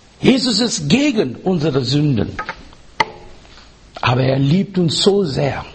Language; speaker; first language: German; non-native, learner; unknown